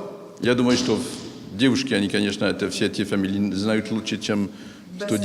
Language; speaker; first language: Russian; non-native, fluent; French